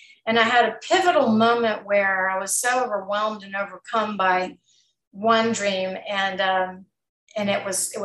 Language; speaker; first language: English; native; English